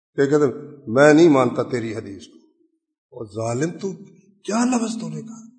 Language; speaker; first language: Urdu; non-native, local second language; Punjabi